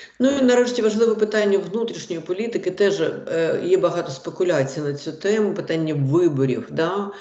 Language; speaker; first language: Ukrainian; non-native, local second language; Russian